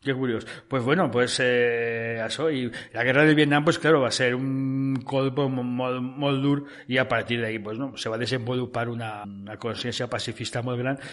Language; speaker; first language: Spanish; non-native, local second language; Catalan